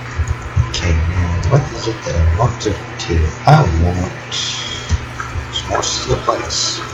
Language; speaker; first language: English; native; English